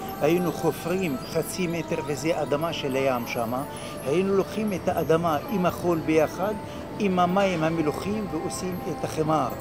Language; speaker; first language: Hebrew; non-native, local second language; Arabic